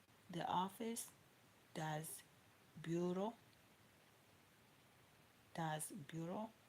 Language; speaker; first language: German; non-native, learner; English